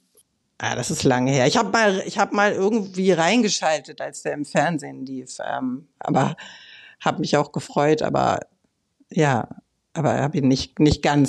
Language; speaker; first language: German; native; German